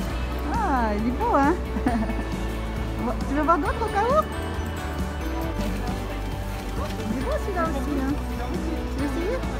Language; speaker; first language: French; native; French